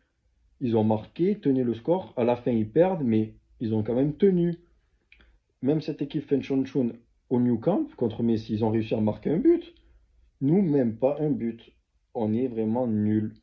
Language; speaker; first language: French; native; French